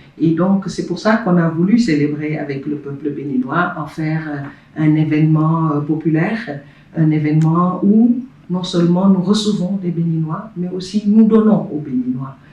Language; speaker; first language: French; non-native, local second language; Wolof